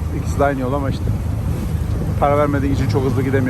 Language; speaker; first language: Turkish; native; Turkish